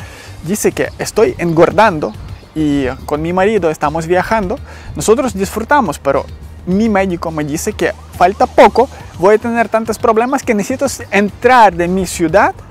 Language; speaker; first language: Spanish; non-native, learner; Ukrainian